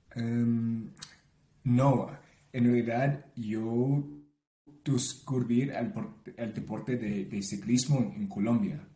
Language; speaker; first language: Spanish; non-native, learner; English